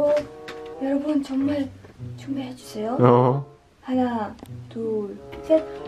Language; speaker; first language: Korean; non-native, fluent; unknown